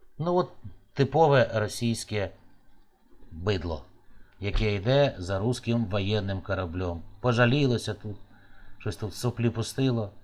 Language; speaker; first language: Ukrainian; native; Ukrainian